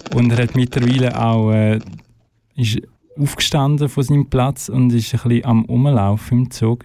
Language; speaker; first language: German; native; German